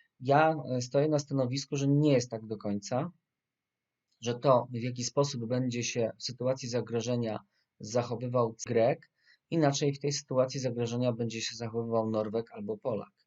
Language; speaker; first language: Polish; native; Polish